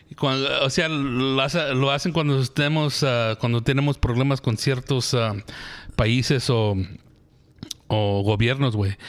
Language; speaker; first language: Spanish; early bilingual, heritage; Spanish